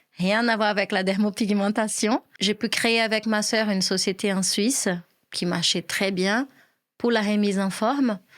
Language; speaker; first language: French; non-native, fluent; Portuguese